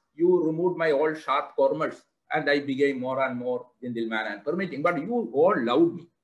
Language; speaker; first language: English; non-native, local second language; Malayalam